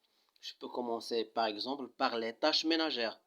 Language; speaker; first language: French; non-native, local second language; Arabic